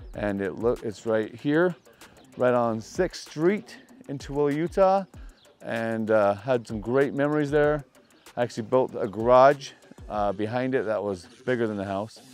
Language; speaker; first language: English; native; English